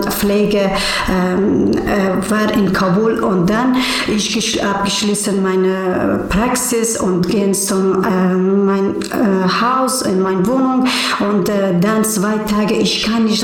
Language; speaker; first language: German; non-native, learner; Persian